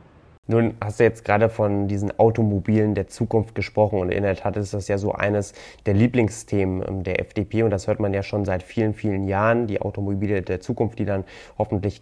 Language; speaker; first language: German; native; German